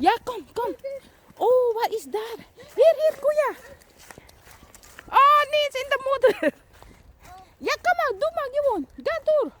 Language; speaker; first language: Dutch; non-native, learner; Filipino